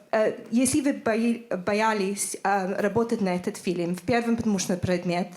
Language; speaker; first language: Russian; non-native, learner; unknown